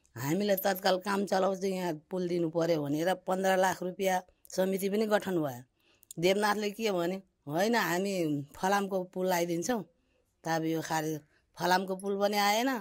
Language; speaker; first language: Nepali; non-native, local second language; Maithili